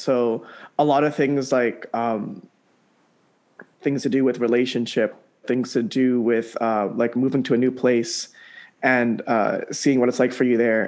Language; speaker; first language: English; native; English